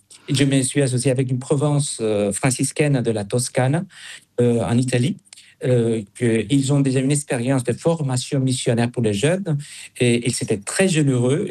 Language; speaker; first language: French; non-native, fluent; Spanish